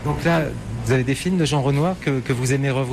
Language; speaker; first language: French; native; French